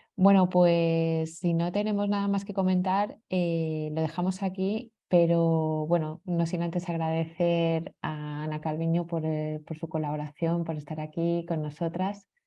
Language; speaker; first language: Spanish; native; Spanish